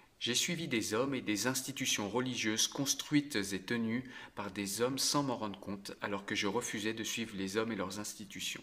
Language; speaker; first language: French; native; French